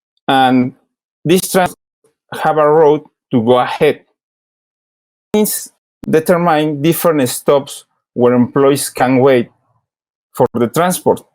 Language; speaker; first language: English; non-native, learner; Spanish